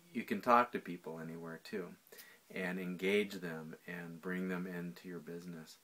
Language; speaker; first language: English; native; English